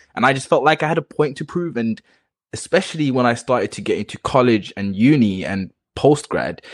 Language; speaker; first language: English; native; English